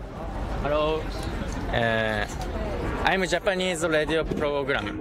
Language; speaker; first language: English; non-native, learner; Japanese